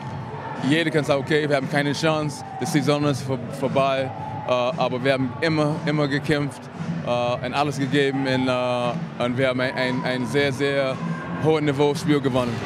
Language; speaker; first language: German; non-native, fluent; English